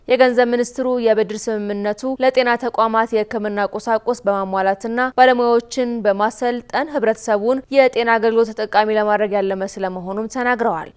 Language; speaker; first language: Amharic; native; Amharic